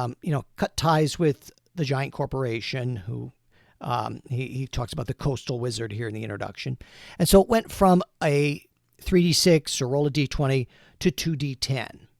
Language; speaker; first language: English; native; English